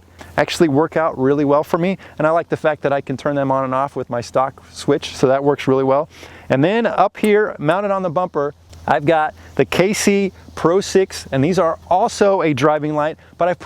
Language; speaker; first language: English; native; English